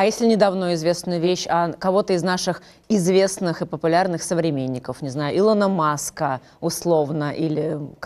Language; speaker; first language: Russian; native; Russian